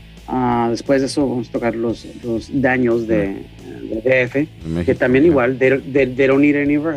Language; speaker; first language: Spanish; early bilingual, heritage; Spanish